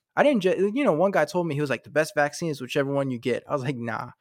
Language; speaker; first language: English; native; English